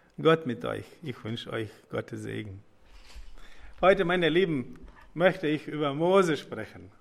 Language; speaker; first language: German; non-native, learner; Croatian